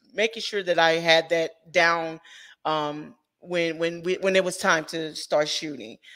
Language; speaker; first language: English; native; English